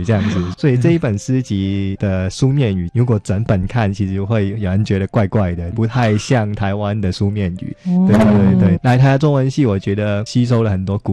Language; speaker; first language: Chinese; non-native, local second language; Cantonese